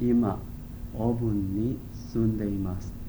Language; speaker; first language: Japanese; non-native, learner; English